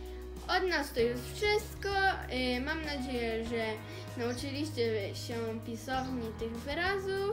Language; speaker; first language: Polish; early bilingual, heritage; Polish